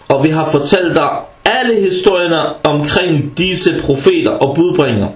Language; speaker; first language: Danish; early bilingual, other home language; Arabic